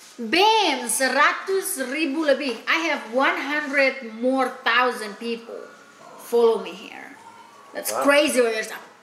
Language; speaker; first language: English; non-native, fluent; Indonesian